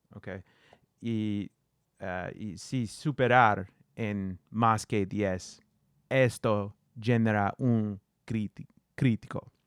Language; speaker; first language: Spanish; non-native, learner; English